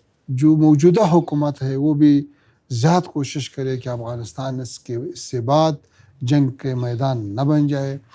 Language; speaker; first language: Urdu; non-native, fluent; Pashto